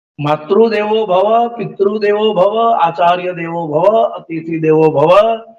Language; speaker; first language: Hindi; non-native, local second language; Gujarati